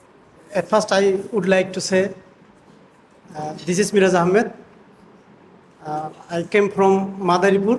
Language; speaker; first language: English; non-native, learner; Bangla